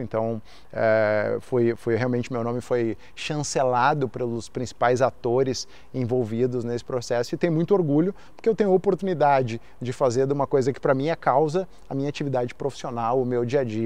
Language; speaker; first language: Portuguese; native; Portuguese